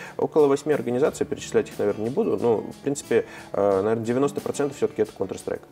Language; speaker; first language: Russian; native; Russian